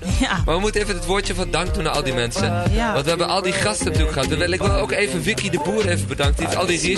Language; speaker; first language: Dutch; native; Dutch